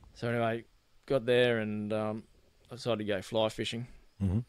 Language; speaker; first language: English; native; English